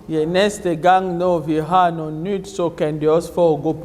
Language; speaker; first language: Danish; non-native, fluent; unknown